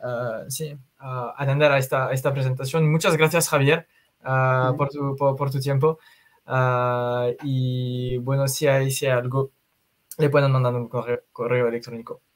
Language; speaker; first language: Spanish; non-native, fluent; French